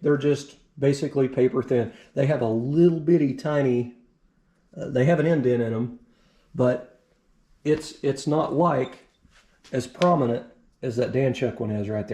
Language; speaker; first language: English; native; English